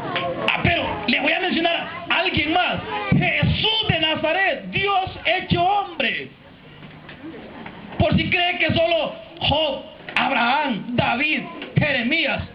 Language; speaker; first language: Spanish; native; Spanish